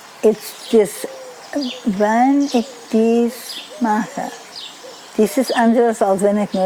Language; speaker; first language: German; non-native, learner; English